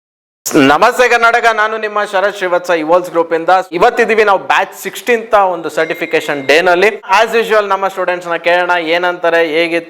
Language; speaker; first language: Kannada; native; Kannada